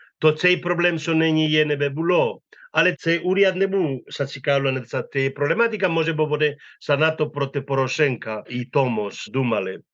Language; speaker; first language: Ukrainian; non-native, learner; Spanish